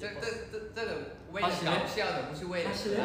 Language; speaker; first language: Chinese; non-native, learner; Thai